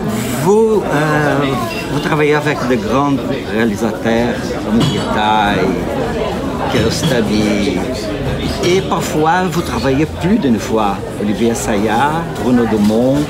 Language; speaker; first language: French; non-native, learner; Portuguese